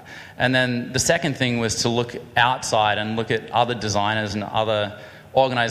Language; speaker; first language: English; native; English